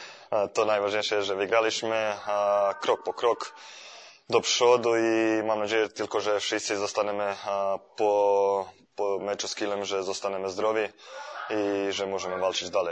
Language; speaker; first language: Polish; non-native, fluent; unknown